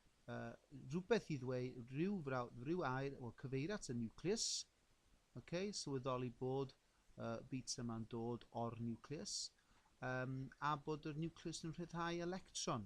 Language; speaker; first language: Welsh; native; Welsh